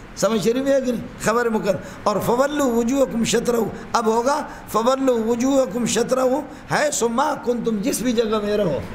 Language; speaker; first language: Urdu; non-native, local second language; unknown